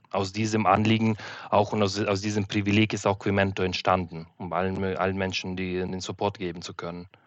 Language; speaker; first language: German; non-native, fluent; Ukrainian